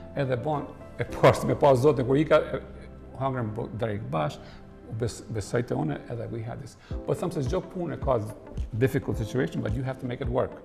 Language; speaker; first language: English; non-native, fluent; Albanian